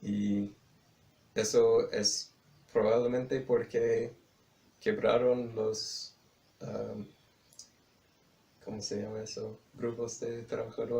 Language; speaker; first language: Spanish; non-native, fluent; English